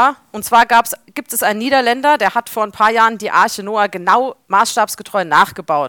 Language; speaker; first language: German; native; German